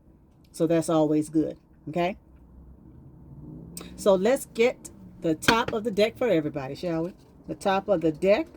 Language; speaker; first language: English; native; English